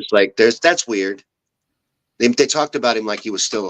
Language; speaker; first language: English; native; English